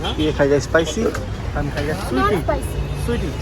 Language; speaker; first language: Hindi; non-native, local second language; Assamese